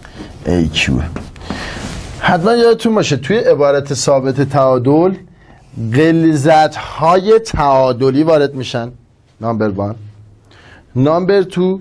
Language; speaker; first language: Persian; native; Persian